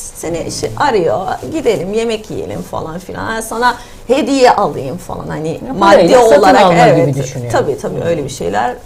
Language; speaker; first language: Turkish; non-native, fluent; Arabic